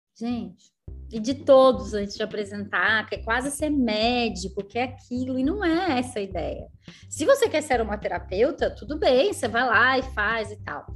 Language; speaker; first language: Portuguese; native; Portuguese